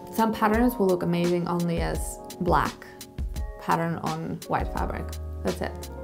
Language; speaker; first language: English; non-native, fluent; Polish